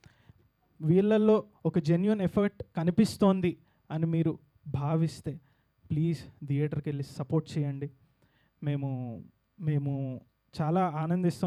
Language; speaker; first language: Telugu; native; Telugu